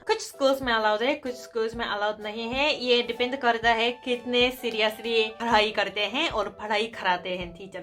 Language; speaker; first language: Hindi; non-native, fluent; Japanese